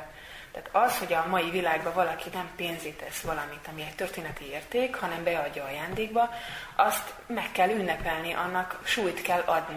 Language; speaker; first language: Hungarian; native; Hungarian